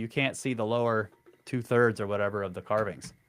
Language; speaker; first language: English; native; English